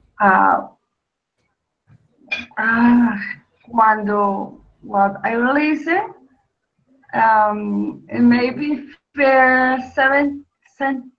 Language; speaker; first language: English; non-native, learner; Spanish